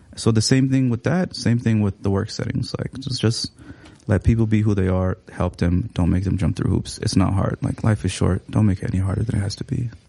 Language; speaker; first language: English; early bilingual, other home language; Somali